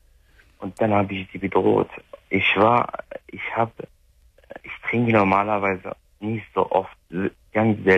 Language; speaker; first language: German; non-native, fluent; Arabic